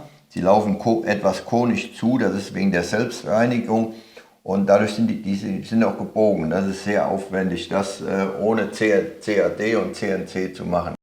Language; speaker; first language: German; native; German